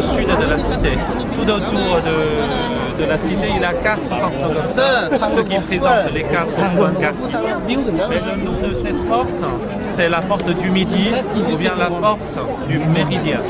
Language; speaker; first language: French; non-native, fluent; Chinese